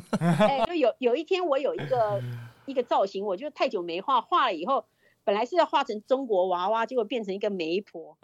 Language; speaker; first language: Chinese; native; Chinese